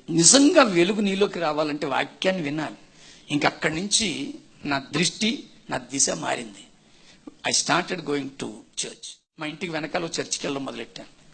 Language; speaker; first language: Telugu; non-native, local second language; Tamil